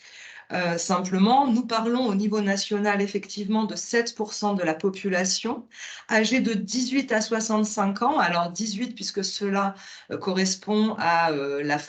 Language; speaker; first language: French; native; French